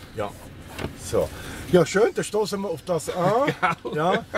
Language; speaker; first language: German; early bilingual, heritage; Spanish